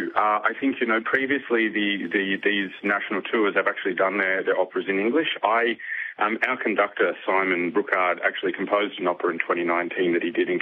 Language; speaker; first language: English; native; English